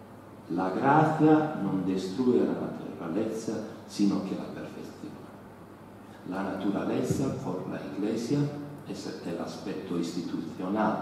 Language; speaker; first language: Spanish; non-native, learner; Italian